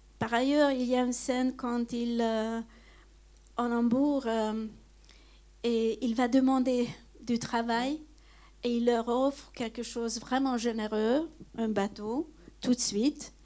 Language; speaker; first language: French; non-native, fluent; Hungarian